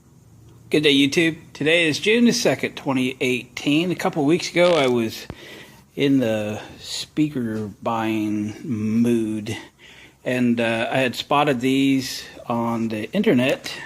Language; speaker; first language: English; native; English